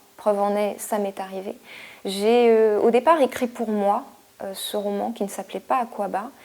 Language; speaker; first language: French; native; French